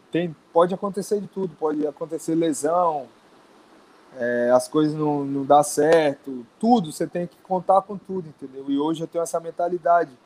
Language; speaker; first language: Portuguese; native; Portuguese